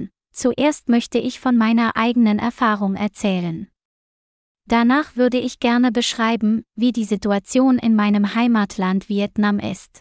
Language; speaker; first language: German; non-native, learner; Vietnamese